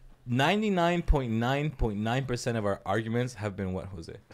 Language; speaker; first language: English; early bilingual, other home language; Spanish